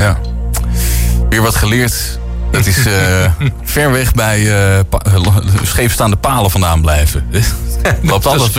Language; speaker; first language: Dutch; native; Dutch